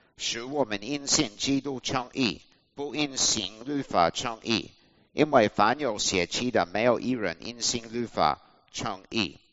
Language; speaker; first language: Chinese; non-native, fluent; English